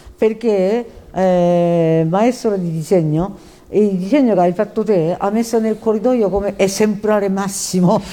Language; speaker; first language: Italian; non-native, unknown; Japanese